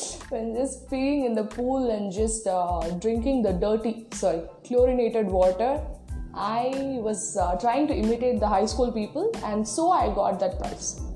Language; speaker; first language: English; non-native, local second language; Tamil